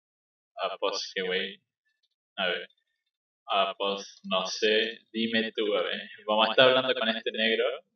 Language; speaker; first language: Spanish; native; Spanish